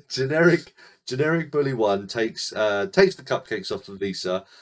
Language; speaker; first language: English; native; English